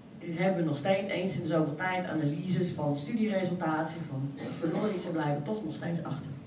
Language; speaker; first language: Dutch; early bilingual, other home language; French